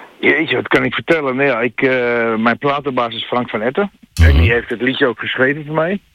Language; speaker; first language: Dutch; early bilingual, other home language; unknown